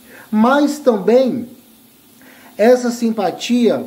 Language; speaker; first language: Portuguese; native; Portuguese